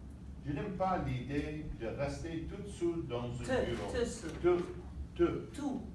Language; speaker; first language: French; non-native, learner; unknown